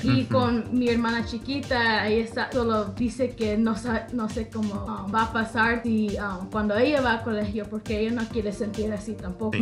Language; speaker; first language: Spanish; early bilingual, heritage; English